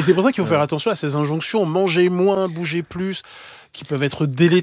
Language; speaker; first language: French; native; French